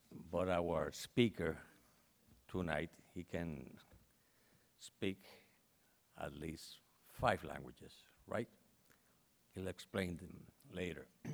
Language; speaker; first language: English; non-native, local second language; Spanish